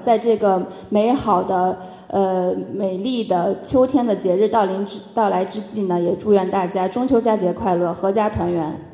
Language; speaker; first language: Chinese; native; Chinese